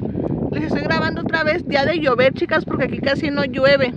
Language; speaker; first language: Spanish; native; Spanish